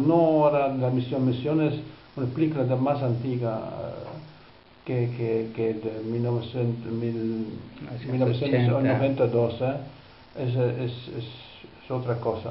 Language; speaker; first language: Spanish; non-native, fluent; Dutch